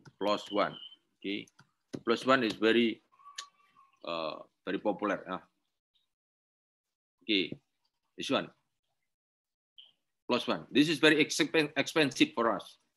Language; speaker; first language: English; non-native, learner; Indonesian